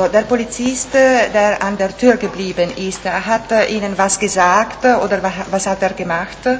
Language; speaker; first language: German; non-native, local second language; Italian